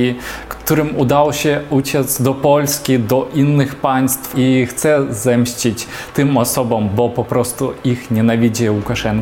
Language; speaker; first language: Polish; non-native, fluent; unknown